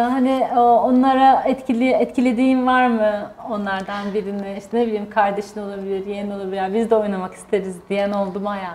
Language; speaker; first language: Turkish; native; Turkish